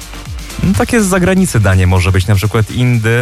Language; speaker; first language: Polish; native; Polish